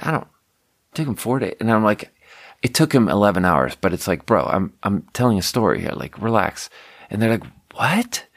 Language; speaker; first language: English; native; English